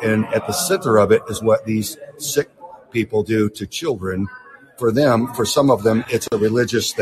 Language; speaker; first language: English; native; English